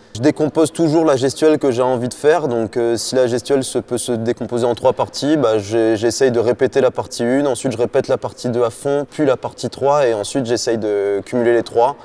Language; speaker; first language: French; native; French